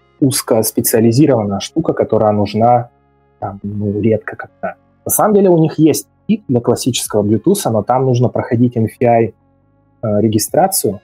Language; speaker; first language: Russian; native; Russian